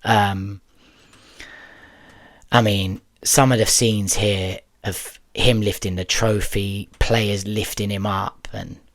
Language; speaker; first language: English; native; English